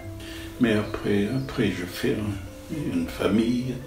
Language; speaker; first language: French; non-native, learner; German